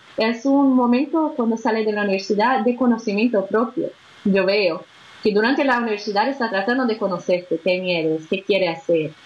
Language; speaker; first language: Spanish; non-native, fluent; Portuguese